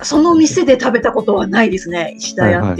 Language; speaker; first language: Japanese; native; Japanese